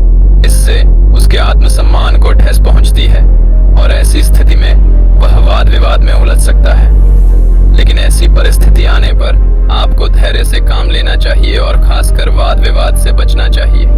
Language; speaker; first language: Hindi; native; Hindi